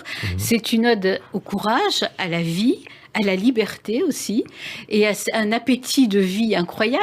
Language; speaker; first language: French; native; French